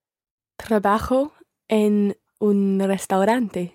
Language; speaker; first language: Spanish; non-native, learner; English